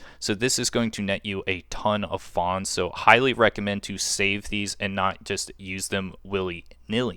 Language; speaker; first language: English; native; English